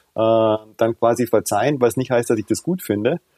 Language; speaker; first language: German; early bilingual, other home language; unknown